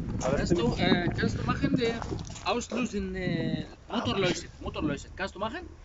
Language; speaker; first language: German; non-native, learner; Polish